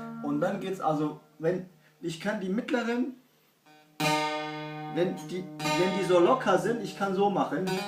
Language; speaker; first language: German; non-native, fluent; Kurdish